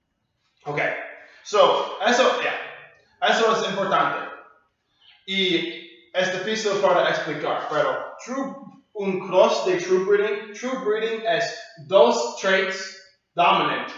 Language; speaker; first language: Spanish; non-native, learner; English